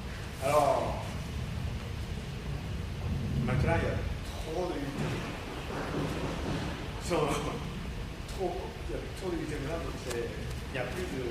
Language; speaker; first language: French; non-native, learner; Japanese